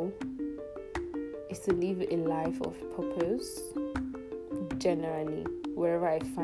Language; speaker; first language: English; non-native, local second language; Igbo